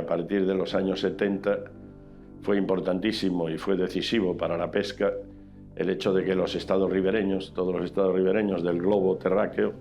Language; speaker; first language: Spanish; native; Spanish